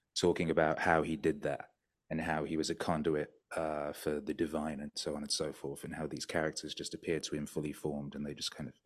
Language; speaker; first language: English; native; English